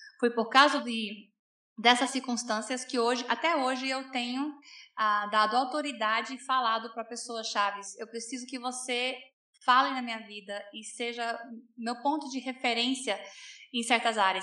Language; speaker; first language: Portuguese; non-native, fluent; English